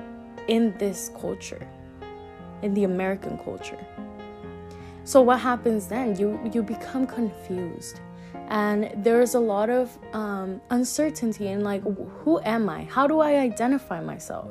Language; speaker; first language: English; native; English